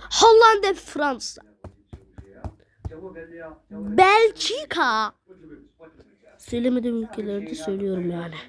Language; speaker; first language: Turkish; early bilingual, other home language; Arabic